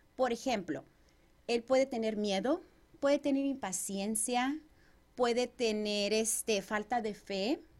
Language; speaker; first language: Spanish; native; Spanish